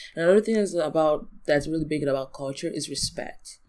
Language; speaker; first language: English; early bilingual, other home language; Yoruba